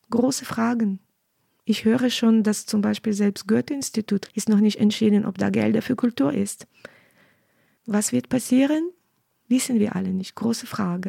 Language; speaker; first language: German; non-native, fluent; Ukrainian